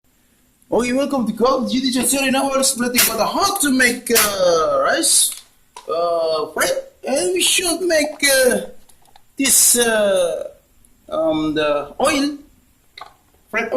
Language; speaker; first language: English; non-native, learner; Indonesian